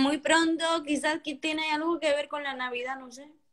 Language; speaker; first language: Spanish; early bilingual, heritage; Spanish